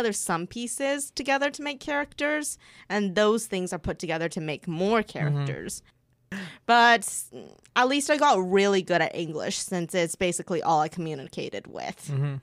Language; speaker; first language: English; early bilingual, other home language; Chinese